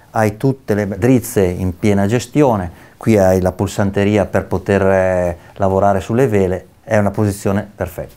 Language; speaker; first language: Italian; native; Italian